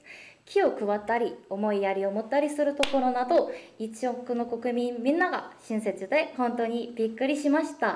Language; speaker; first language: Japanese; non-native, fluent; Korean